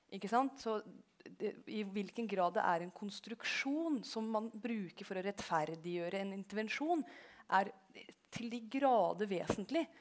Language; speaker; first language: Norwegian; early bilingual, other home language; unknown